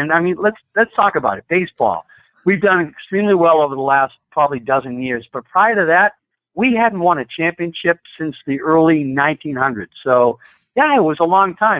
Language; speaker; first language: English; native; English